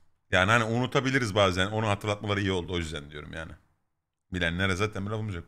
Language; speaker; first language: Turkish; native; Turkish